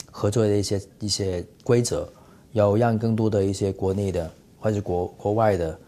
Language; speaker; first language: Chinese; non-native, fluent; Cantonese